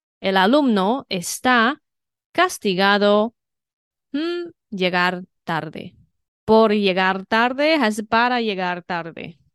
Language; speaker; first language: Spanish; non-native, fluent; Chinese